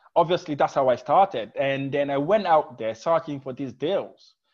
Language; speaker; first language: English; non-native, fluent; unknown